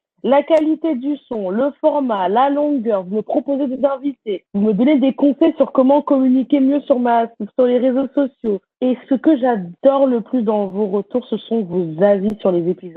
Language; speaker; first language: French; native; French